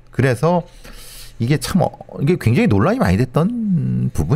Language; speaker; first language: Korean; native; Korean